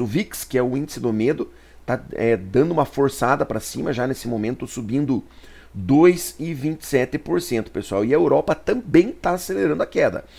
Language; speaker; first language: Portuguese; native; Portuguese